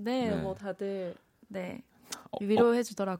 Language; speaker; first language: Korean; native; Korean